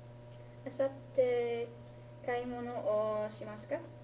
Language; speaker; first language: Japanese; non-native, learner; English